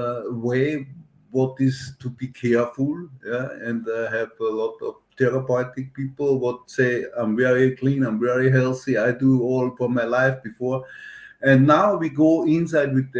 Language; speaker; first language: English; non-native, learner; German